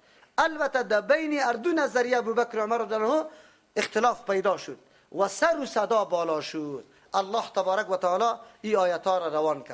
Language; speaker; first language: Persian; native; Persian